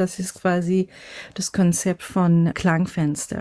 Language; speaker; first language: German; non-native, fluent; Persian